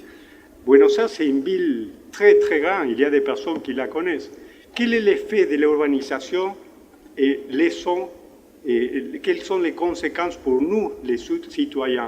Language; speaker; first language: French; non-native, fluent; Spanish